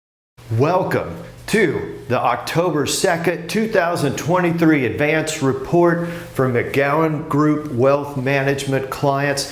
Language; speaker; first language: English; native; English